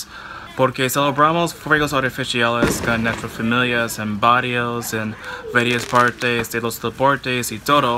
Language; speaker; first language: Spanish; non-native, fluent; English